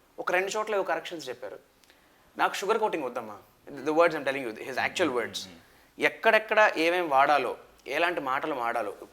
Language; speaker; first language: Telugu; native; Telugu